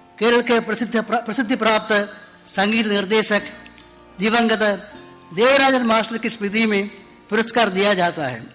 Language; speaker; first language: Hindi; non-native, local second language; Malayalam